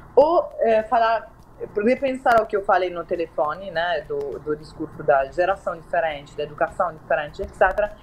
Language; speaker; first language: Portuguese; non-native, fluent; Italian